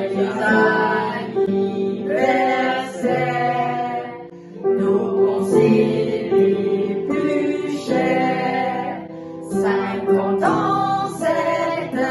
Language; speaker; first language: French; native; French